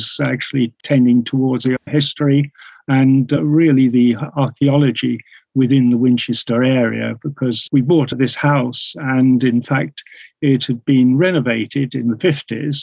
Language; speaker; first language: English; native; English